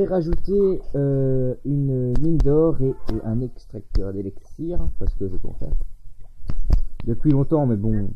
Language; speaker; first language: French; native; French